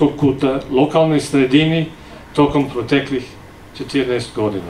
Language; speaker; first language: Serbian; non-native, fluent; English